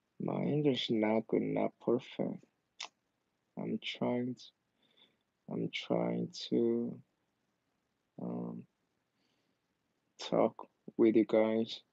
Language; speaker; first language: English; non-native, learner; Korean